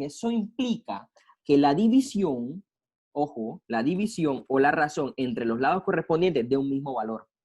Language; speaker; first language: Spanish; native; Spanish